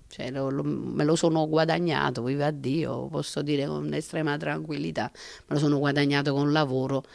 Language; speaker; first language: Italian; native; Italian